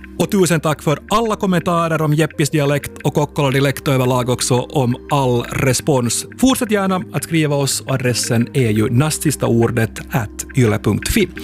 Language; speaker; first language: Swedish; native; Swedish